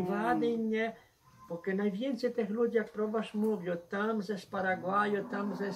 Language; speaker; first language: Polish; early bilingual, heritage; Polish